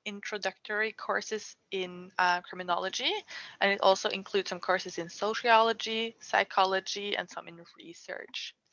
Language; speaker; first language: English; non-native, fluent; Norwegian